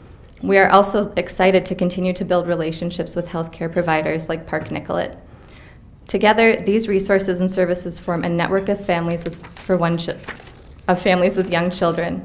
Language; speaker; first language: English; native; English